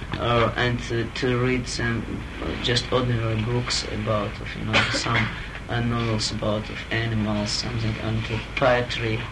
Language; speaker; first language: English; non-native, learner; Russian